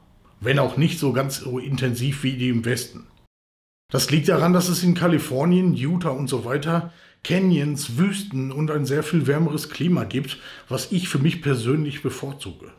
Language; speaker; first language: German; native; German